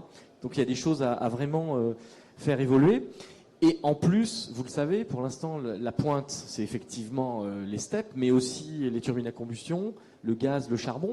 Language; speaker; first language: French; native; French